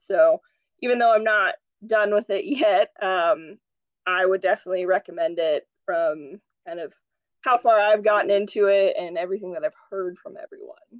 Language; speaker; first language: English; native; English